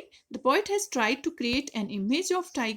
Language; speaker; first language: English; non-native, local second language; Hindi